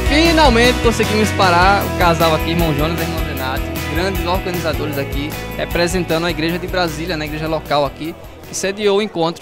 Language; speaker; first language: Portuguese; native; Portuguese